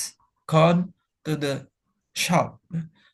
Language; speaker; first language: English; non-native, fluent; Indonesian